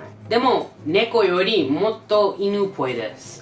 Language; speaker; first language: Japanese; non-native, learner; English